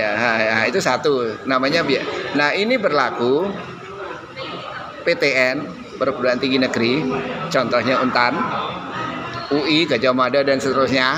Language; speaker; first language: Indonesian; native; Indonesian